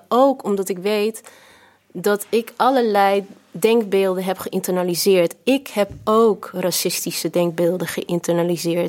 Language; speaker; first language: Dutch; early bilingual, other home language; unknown